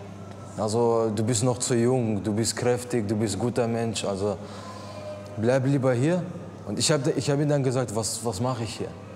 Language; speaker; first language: German; non-native, learner; Arabic